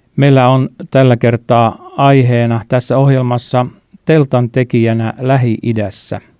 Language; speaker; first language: Finnish; native; Finnish